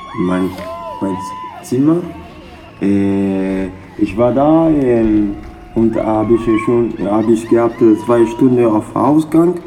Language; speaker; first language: German; non-native, learner; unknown